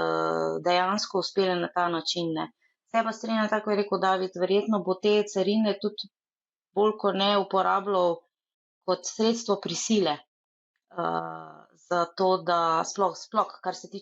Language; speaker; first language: Slovenian; native; Slovenian